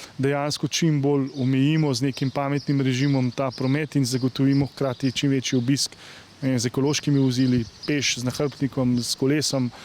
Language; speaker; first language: Slovenian; native; Slovenian